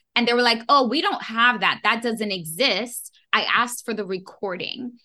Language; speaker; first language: English; native; English